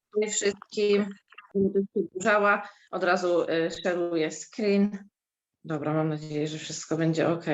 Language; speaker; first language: Polish; native; Polish